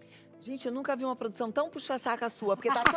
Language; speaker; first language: Portuguese; native; Portuguese